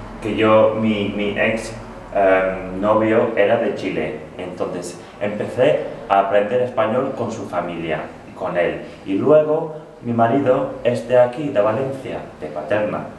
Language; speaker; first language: Spanish; non-native, fluent; English